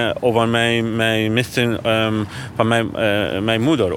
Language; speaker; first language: Dutch; non-native, learner; Arabic